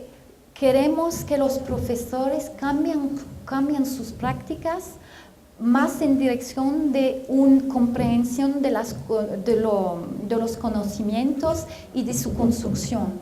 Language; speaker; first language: Spanish; non-native, fluent; French